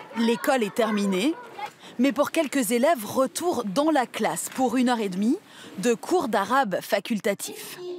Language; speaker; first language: French; native; French